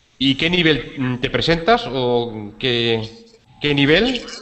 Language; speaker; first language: Spanish; native; Spanish